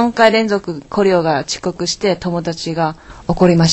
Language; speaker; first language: Japanese; non-native, learner; Chinese